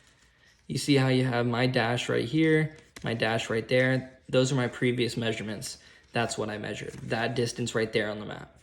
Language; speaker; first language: English; native; English